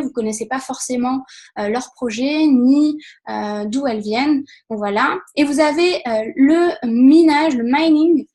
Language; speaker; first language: French; native; French